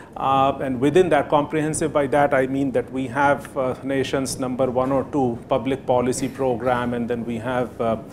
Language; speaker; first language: English; non-native, local second language; Hindi